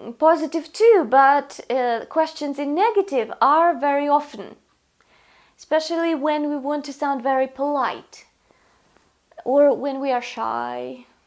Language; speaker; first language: English; non-native, fluent; Russian